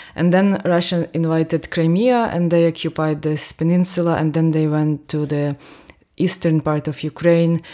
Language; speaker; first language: English; non-native, fluent; Ukrainian